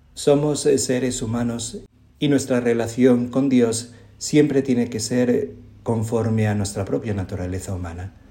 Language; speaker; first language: Spanish; native; Spanish